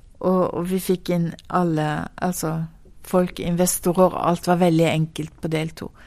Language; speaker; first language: Norwegian; early bilingual, heritage; Norwegian